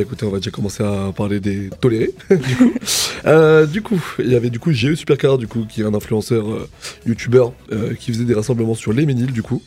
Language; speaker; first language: French; native; French